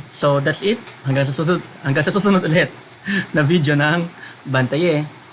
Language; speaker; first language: Filipino; non-native, local second language; Hiligaynon